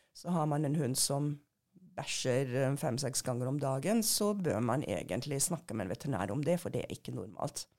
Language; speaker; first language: Norwegian; non-native, fluent; German